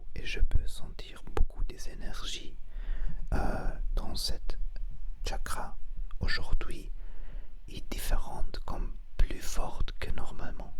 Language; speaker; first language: French; non-native, learner; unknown